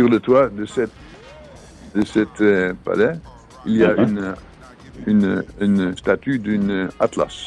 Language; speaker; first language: French; non-native, fluent; Dutch